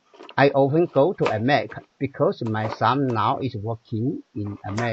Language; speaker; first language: English; non-native, learner; Chinese